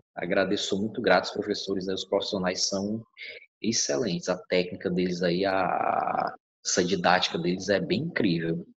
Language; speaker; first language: Portuguese; native; Portuguese